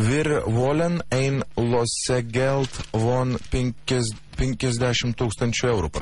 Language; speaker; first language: German; non-native, learner; Lithuanian